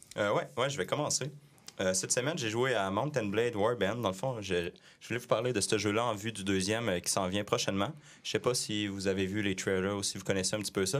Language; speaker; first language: French; native; French